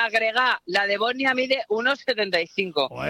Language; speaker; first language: Spanish; native; Spanish